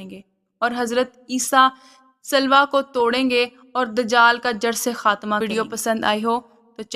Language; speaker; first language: Urdu; native; Urdu